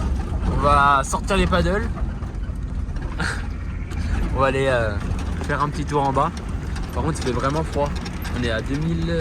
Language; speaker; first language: French; native; French